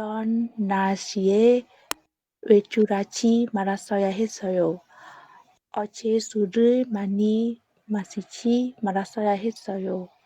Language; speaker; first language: Korean; non-native, learner; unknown